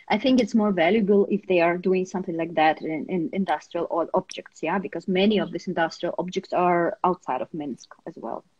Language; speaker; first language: English; non-native, fluent; Russian